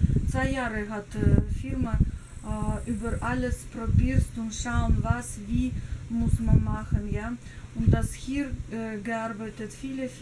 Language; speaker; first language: German; non-native, learner; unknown